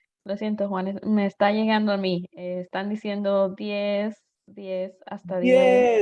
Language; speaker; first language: Spanish; early bilingual, other home language; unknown